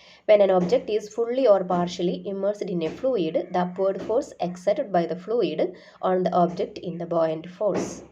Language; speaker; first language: English; non-native, local second language; Malayalam